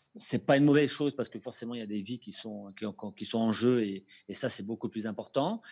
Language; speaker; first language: French; native; French